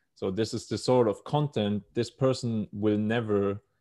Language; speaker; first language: English; non-native, fluent; German